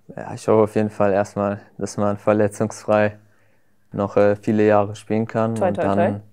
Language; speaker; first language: German; native; German